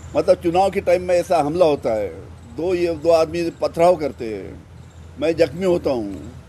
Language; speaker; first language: Hindi; non-native, local second language; Marathi